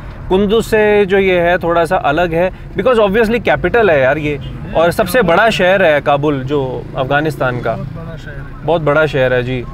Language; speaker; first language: Hindi; native; Hindi